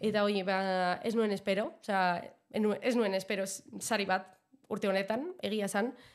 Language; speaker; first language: Basque; non-native, local second language; Spanish